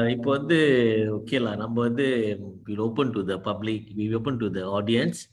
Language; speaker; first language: Tamil; early bilingual, heritage; Tamil